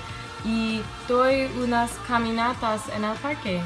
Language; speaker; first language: Spanish; non-native, learner; English